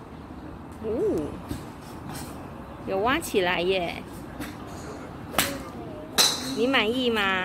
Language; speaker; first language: Chinese; native; Chinese